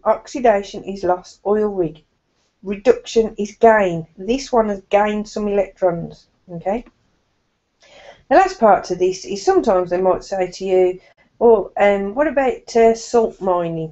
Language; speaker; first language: English; native; English